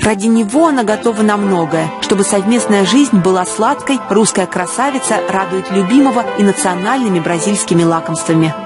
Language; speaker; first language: Russian; native; Russian